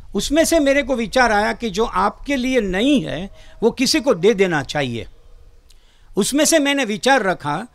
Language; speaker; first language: Hindi; non-native, local second language; Gujarati